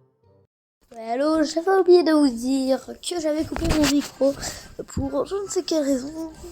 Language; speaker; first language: French; native; French